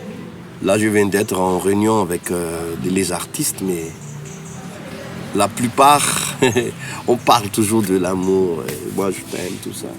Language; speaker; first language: French; non-native, local second language; Malagasy